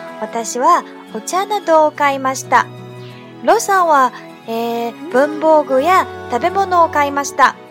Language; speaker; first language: Japanese; non-native, fluent; Chinese